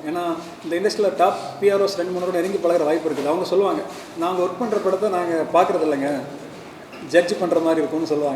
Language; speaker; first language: Tamil; native; Tamil